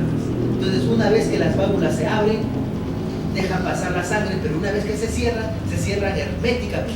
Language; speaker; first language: Spanish; native; Spanish